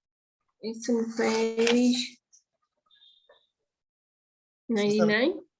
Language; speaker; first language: English; non-native, learner; Spanish